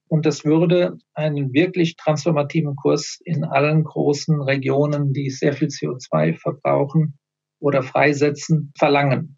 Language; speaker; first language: German; native; German